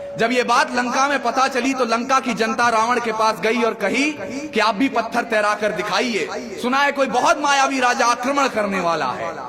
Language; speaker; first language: Hindi; native; Hindi